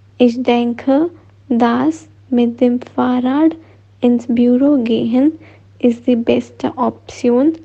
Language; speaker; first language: German; non-native, learner; Hindi